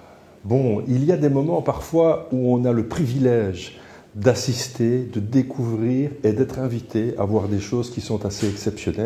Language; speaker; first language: French; native; French